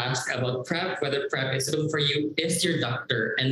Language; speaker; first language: English; non-native, local second language; Cebuano